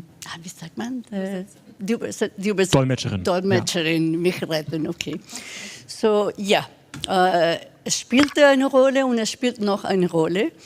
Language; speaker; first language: German; non-native, fluent; Spanish